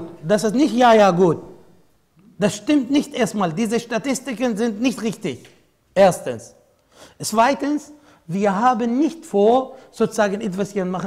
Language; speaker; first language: German; non-native, fluent; Arabic